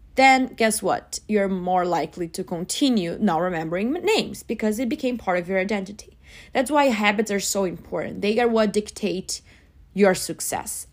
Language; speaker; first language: English; non-native, fluent; Portuguese